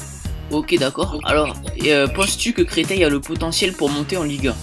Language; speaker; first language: French; native; French